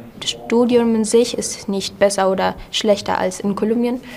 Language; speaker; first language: German; non-native, fluent; Spanish